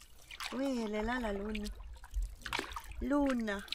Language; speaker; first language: French; non-native, learner; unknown